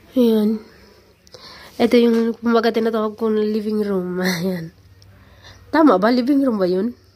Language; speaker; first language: Filipino; non-native, local second language; Cebuano